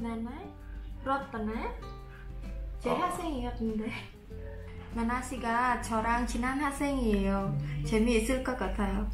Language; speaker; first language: Korean; non-native, fluent; Khmer